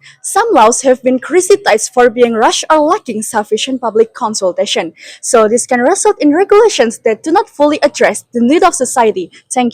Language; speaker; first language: English; non-native, learner; Indonesian